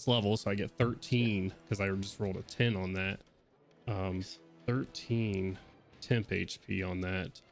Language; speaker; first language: English; native; English